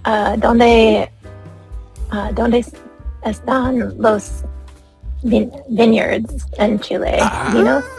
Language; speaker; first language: Spanish; non-native, learner; English